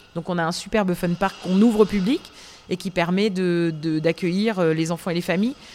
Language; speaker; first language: French; native; French